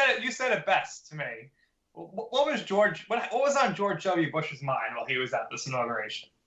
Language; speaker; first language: English; native; English